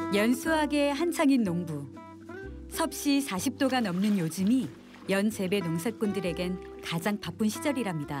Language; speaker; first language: Korean; native; Korean